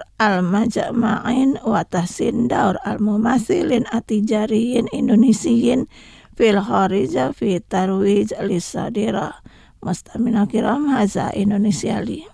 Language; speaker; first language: Arabic; non-native, fluent; Indonesian